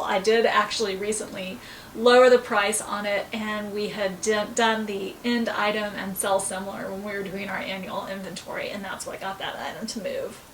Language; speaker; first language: English; native; English